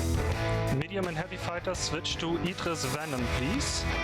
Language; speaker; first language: English; non-native, fluent; German